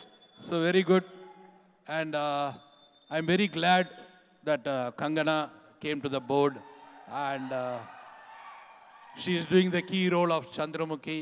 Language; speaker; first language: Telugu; non-native, learner; Tamil